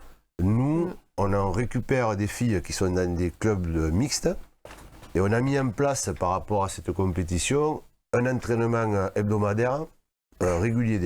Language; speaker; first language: French; native; French